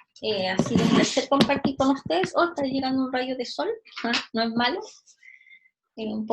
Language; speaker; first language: Spanish; native; Spanish